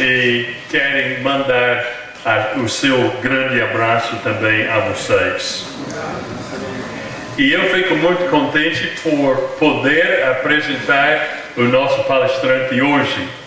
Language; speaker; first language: Portuguese; non-native, fluent; English